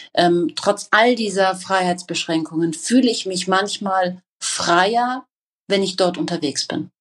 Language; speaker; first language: German; native; German